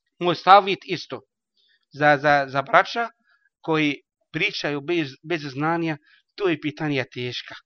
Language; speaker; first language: Bosnian; non-native, learner; Arabic